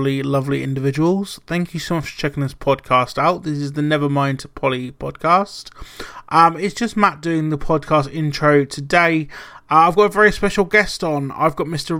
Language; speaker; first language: English; native; English